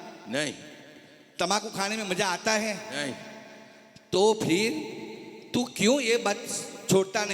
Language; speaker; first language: Hindi; non-native, local second language; Gujarati